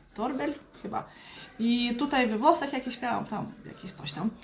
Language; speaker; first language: Polish; non-native, fluent; Ukrainian